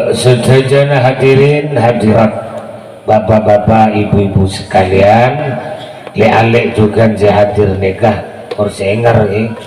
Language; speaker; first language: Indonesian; non-native, local second language; Madurese